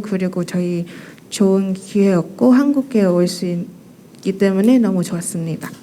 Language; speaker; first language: Korean; non-native, fluent; Thai